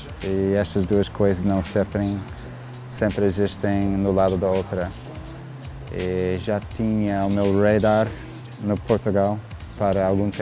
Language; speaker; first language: Portuguese; non-native, fluent; English